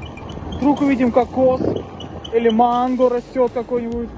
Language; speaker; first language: Russian; native; Russian